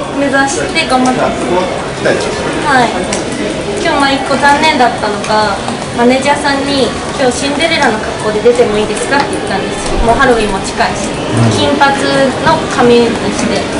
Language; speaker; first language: Japanese; native; Japanese